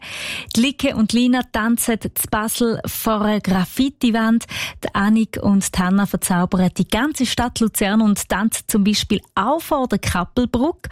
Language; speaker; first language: German; native; German